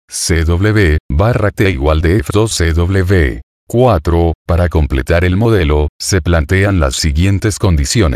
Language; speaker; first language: Spanish; native; Spanish